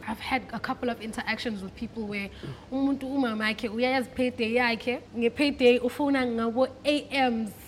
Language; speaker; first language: English; non-native, local second language; Xhosa